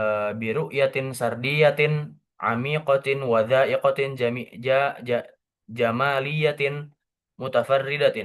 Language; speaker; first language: Arabic; non-native, learner; Indonesian